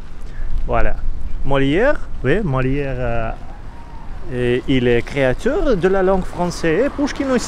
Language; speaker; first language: French; non-native, learner; Russian